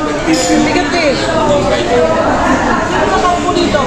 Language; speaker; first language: Filipino; native; Filipino